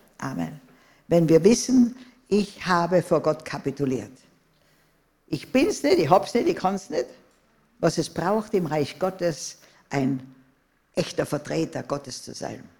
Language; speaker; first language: German; native; German